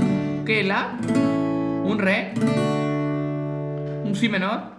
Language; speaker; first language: Spanish; native; Spanish